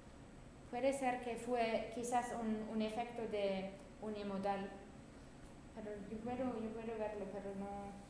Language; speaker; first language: Spanish; non-native, fluent; German